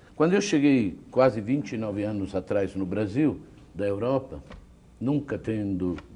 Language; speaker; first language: Portuguese; non-native, fluent; Italian